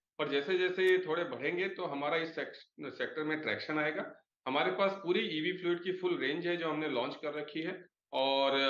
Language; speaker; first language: Hindi; native; Hindi